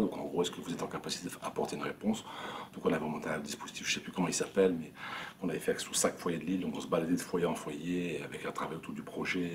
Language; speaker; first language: French; native; French